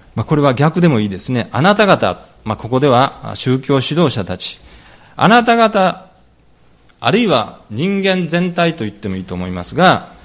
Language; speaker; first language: Japanese; native; Japanese